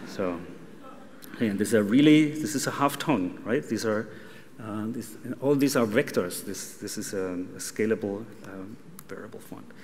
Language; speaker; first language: English; non-native, fluent; German